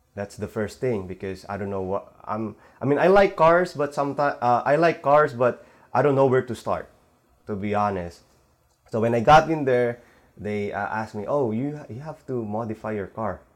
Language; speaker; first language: English; non-native, local second language; Filipino